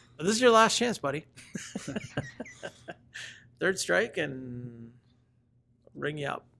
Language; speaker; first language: English; native; English